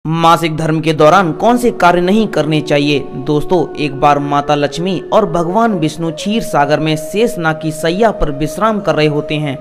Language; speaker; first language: Hindi; native; Hindi